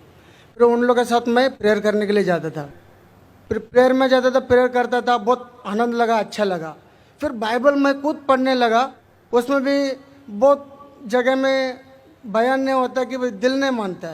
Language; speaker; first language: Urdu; non-native, local second language; Tamil